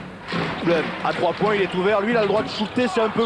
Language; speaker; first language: French; native; French